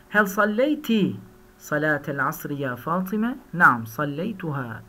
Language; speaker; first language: Arabic; non-native, fluent; Turkish